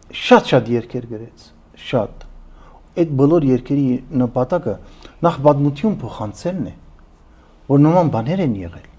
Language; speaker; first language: Armenian; early bilingual, heritage; Armenian